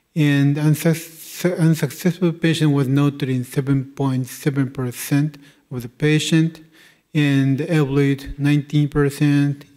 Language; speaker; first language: English; non-native, fluent; Japanese